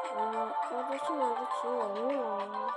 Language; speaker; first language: Turkish; non-native, learner; Azerbaijani